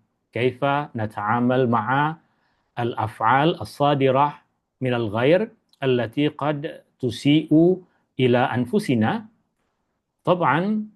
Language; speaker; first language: Arabic; non-native, fluent; Malay